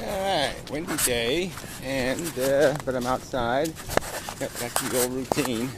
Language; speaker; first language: English; native; English